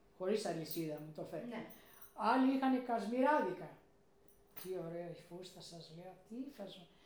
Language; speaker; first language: Greek; early bilingual, heritage; Greek